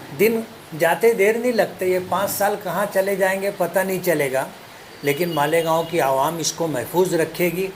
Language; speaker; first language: Urdu; native; Urdu